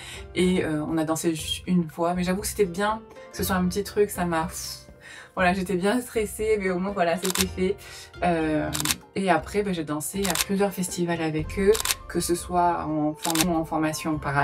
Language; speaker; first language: French; native; French